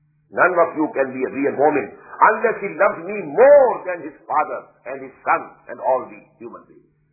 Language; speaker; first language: English; non-native, local second language; Urdu